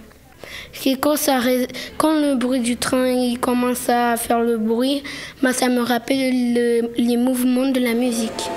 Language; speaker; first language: French; early bilingual, other home language; Portuguese